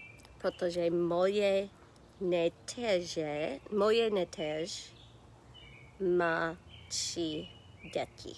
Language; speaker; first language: Czech; non-native, learner; English